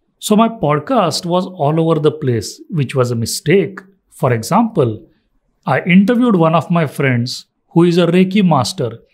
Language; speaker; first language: English; non-native, local second language; Marathi